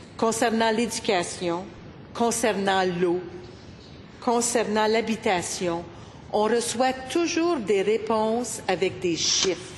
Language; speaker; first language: French; native; French